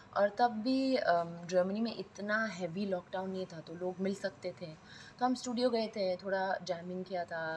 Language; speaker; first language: Hindi; non-native, fluent; Persian